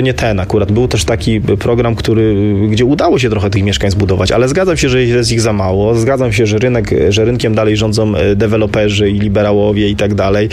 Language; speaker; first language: Polish; native; Polish